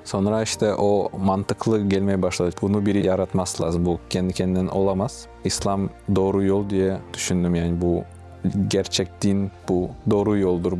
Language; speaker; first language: Turkish; non-native, fluent; Russian